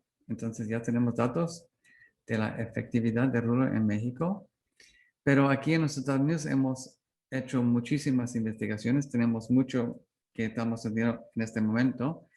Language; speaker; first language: Spanish; non-native, learner; English